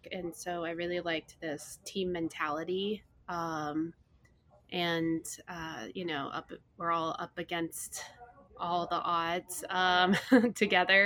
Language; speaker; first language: English; native; English